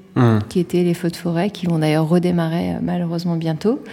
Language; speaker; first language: French; early bilingual, other home language; Persian